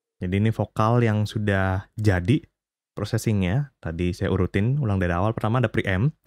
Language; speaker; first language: Indonesian; native; Indonesian